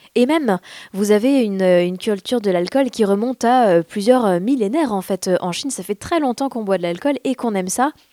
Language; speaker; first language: French; native; French